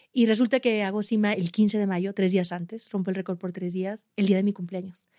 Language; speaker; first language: Spanish; native; Spanish